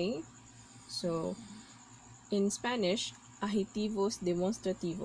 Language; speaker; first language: Spanish; non-native, learner; Cebuano